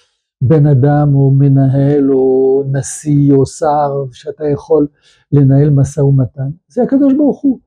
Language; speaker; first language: Hebrew; non-native, fluent; French